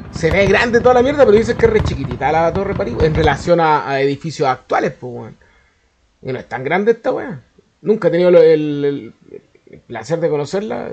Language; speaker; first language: Spanish; native; Spanish